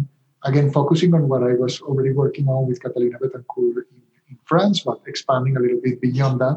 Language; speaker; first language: English; non-native, fluent; Spanish